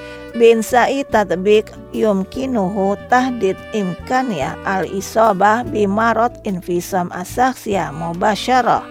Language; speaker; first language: Arabic; non-native, fluent; Indonesian